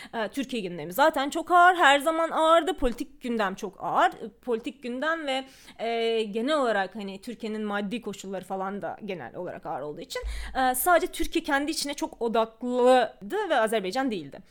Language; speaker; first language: Turkish; early bilingual, other home language; Russian